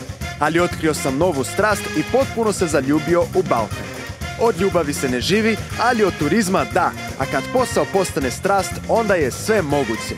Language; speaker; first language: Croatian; non-native, fluent; Portuguese